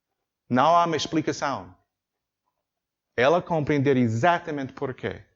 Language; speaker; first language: Portuguese; non-native, learner; English